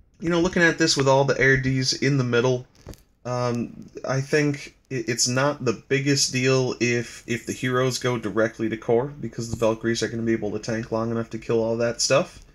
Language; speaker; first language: English; native; English